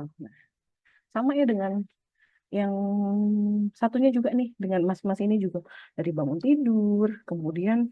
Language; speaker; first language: Indonesian; native; Indonesian